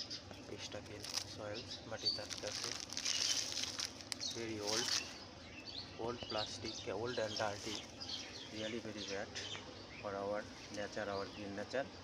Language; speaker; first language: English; non-native, learner; Bangla